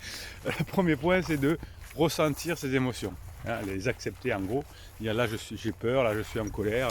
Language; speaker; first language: French; native; French